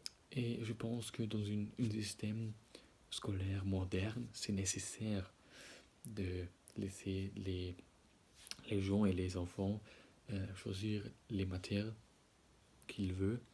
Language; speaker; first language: French; non-native, learner; German